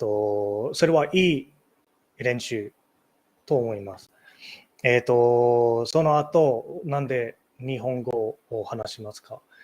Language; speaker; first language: Japanese; non-native, learner; English